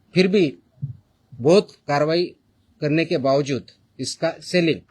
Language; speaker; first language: Hindi; non-native, local second language; Marathi